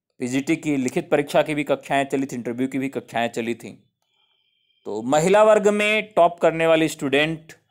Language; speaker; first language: Hindi; native; Hindi